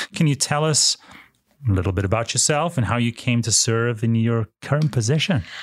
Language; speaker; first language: English; native; English